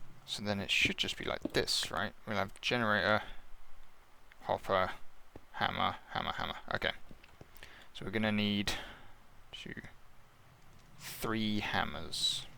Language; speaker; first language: English; native; English